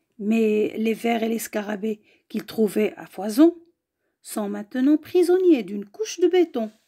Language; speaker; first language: French; native; French